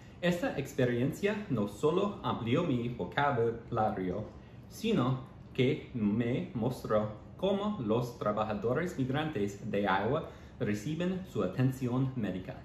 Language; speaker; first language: Spanish; non-native, fluent; English